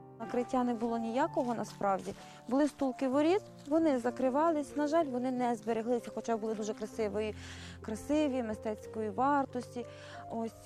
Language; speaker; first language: Ukrainian; native; Ukrainian